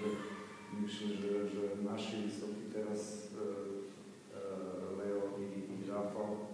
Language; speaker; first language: Polish; non-native, fluent; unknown